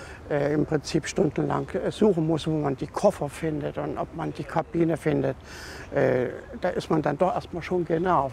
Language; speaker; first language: German; native; German